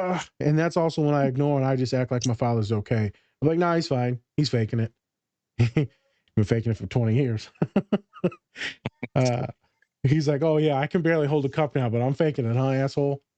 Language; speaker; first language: English; native; English